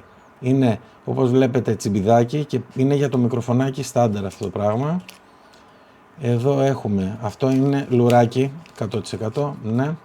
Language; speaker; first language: Greek; native; Greek